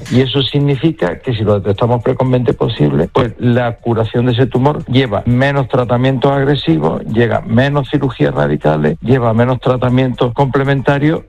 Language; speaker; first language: Spanish; native; Spanish